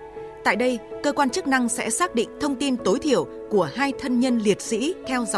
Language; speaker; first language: Vietnamese; native; Vietnamese